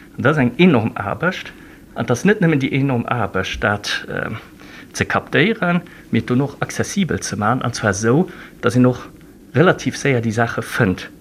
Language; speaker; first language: Luxembourgish; native; Luxembourgish